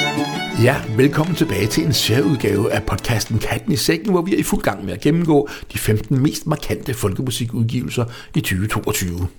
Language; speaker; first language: Danish; native; Danish